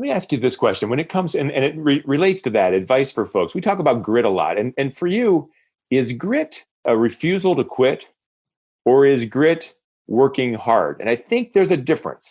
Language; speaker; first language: English; native; English